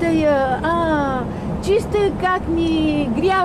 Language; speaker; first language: Russian; non-native, learner; Bulgarian